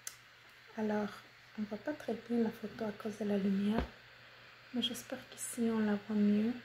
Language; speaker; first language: French; non-native, fluent; Spanish